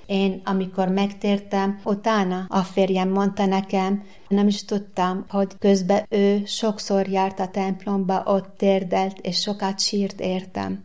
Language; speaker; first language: Hungarian; non-native, learner; Arabic